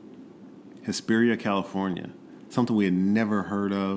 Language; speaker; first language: English; native; English